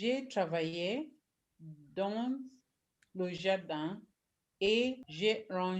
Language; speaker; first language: French; non-native, learner; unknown